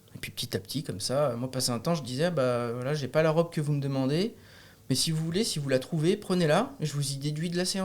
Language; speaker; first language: French; native; French